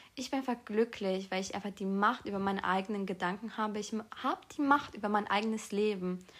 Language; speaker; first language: German; early bilingual, other home language; Polish